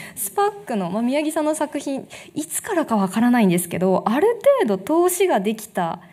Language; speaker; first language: Japanese; native; Japanese